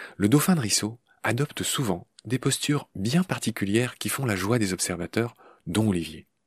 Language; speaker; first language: French; native; French